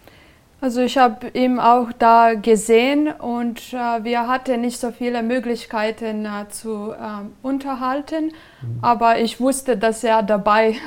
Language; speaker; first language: German; non-native, fluent; Serbian